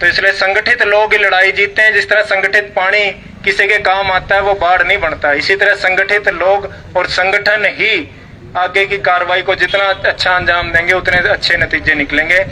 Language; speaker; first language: Hindi; native; Hindi